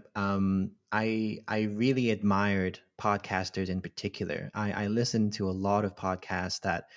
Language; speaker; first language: English; non-native, local second language; Cantonese